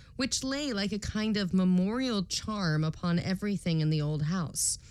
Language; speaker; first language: English; native; English